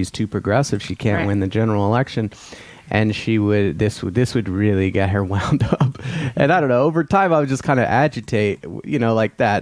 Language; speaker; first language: English; native; English